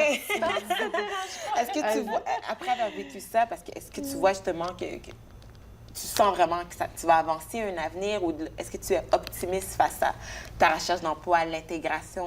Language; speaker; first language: French; native; French